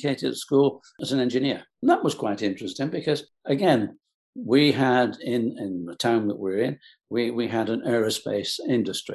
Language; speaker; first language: English; native; English